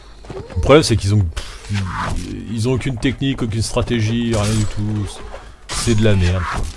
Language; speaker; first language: French; native; French